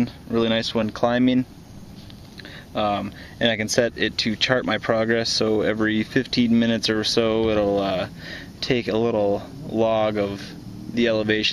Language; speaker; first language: English; native; English